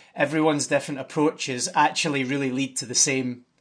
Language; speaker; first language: English; native; English